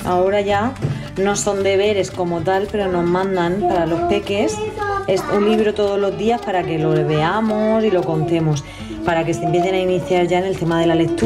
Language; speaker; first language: Spanish; native; Spanish